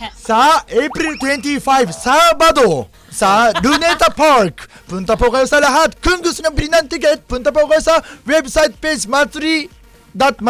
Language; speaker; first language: Filipino; non-native, learner; Japanese